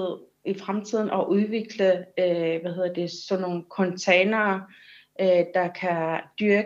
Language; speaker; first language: Danish; non-native, local second language; Kalaallisut